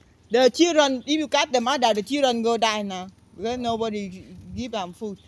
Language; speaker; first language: English; non-native, learner; Vietnamese